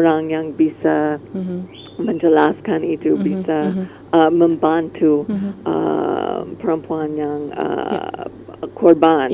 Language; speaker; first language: Indonesian; non-native, learner; English